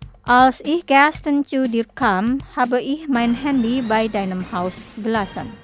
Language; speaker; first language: German; non-native, learner; Indonesian